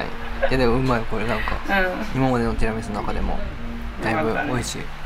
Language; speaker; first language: Japanese; native; Japanese